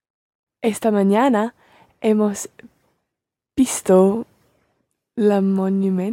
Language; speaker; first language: Spanish; non-native, learner; English